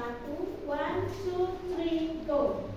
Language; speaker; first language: English; non-native, learner; Indonesian